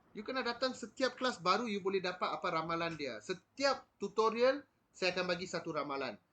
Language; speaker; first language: Malay; non-native, local second language; Tamil